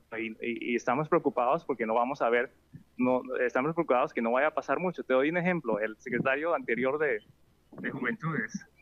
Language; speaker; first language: Spanish; native; Spanish